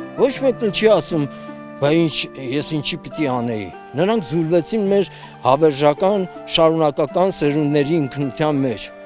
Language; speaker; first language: Armenian; early bilingual, heritage; Armenian